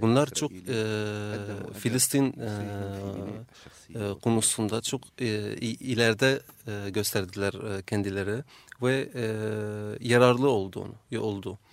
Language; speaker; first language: Turkish; non-native, fluent; Arabic